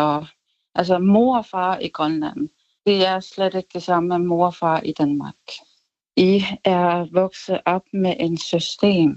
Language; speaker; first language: Danish; non-native, local second language; Kalaallisut